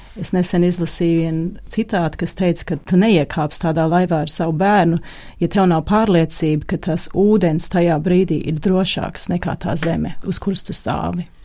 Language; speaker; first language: Latvian; early bilingual, heritage; Latvian